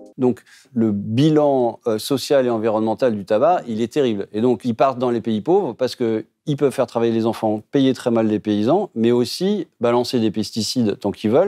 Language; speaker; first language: French; native; French